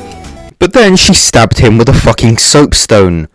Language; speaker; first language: English; native; English